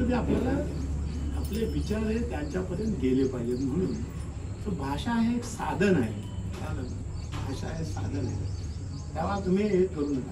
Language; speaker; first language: Marathi; native; Marathi